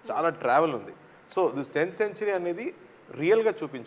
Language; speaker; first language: Telugu; non-native, local second language; Tamil